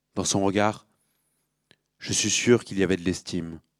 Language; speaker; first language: French; native; French